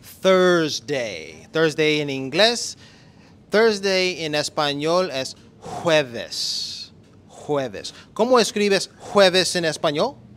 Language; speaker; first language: Spanish; non-native, learner; English